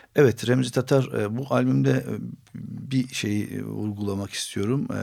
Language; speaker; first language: Turkish; non-native, local second language; Armenian